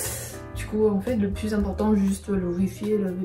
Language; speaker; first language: French; non-native, fluent; Chinese